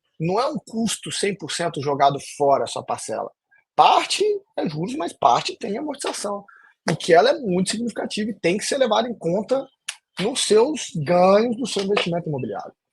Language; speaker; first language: Portuguese; native; Portuguese